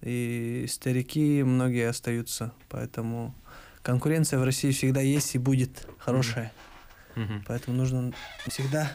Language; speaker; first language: Russian; native; Russian